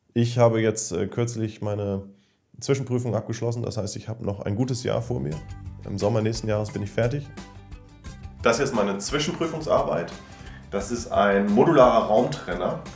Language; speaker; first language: German; non-native, fluent; Danish